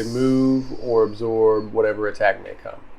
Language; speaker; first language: English; native; English